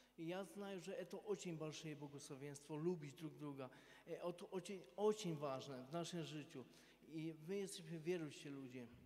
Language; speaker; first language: Russian; non-native, learner; Polish